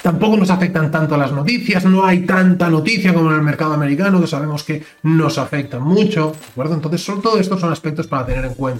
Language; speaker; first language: Spanish; native; Spanish